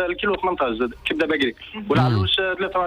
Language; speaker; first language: Arabic; native; Arabic